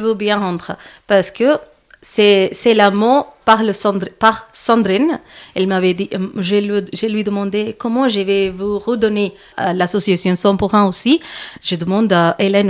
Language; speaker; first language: French; non-native, learner; Malayalam